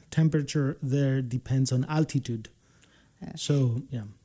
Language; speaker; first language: English; non-native, fluent; Spanish